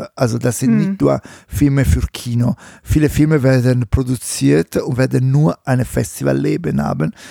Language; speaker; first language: German; non-native, fluent; Italian